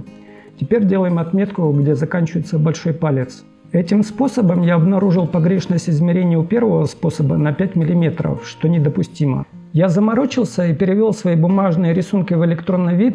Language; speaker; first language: Russian; native; Russian